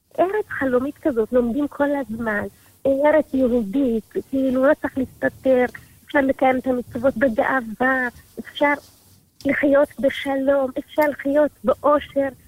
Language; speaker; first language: Hebrew; early bilingual, other home language; Amharic